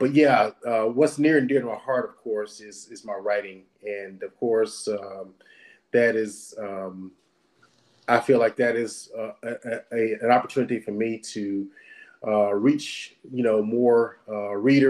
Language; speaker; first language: English; native; English